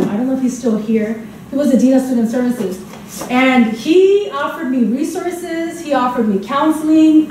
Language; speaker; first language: English; native; English